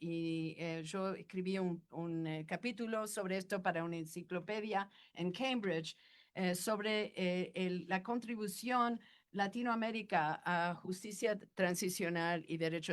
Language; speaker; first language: Spanish; non-native, fluent; English